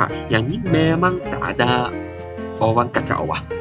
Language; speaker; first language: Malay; non-native, local second language; Chinese